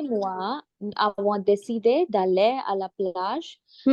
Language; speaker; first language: French; non-native, learner; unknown